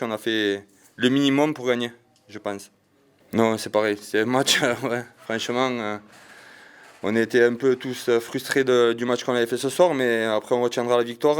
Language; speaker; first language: French; native; French